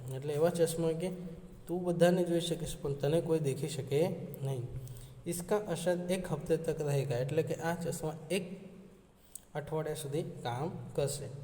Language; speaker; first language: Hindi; non-native, local second language; Gujarati